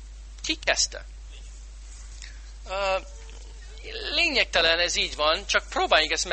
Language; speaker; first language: Hungarian; non-native, fluent; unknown